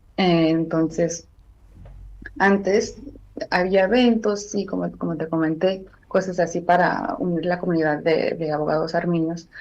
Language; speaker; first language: Spanish; non-native, fluent; Armenian